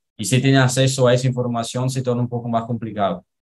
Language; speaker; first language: Spanish; non-native, learner; Portuguese